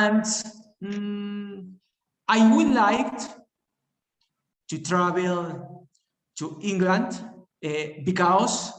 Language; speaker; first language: English; non-native, learner; Spanish